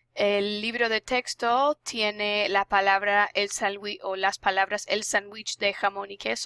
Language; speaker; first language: Spanish; non-native, fluent; English